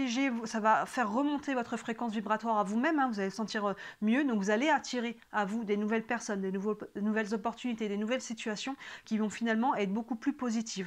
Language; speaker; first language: French; native; French